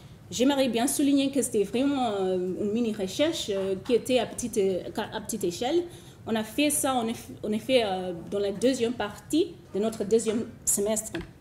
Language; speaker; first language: French; non-native, fluent; Shona